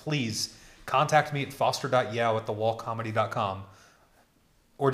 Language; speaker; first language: English; native; English